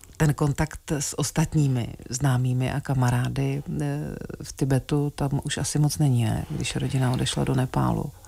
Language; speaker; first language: Czech; native; Czech